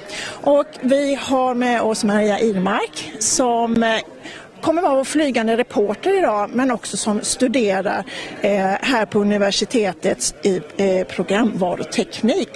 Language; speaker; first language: Swedish; native; Swedish